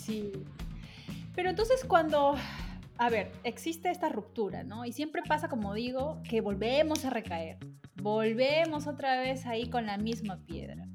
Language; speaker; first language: Spanish; native; Spanish